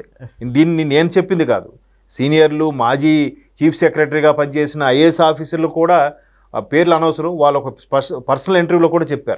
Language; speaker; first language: Telugu; native; Telugu